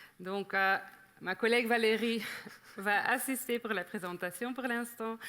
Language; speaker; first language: French; non-native, local second language; Dutch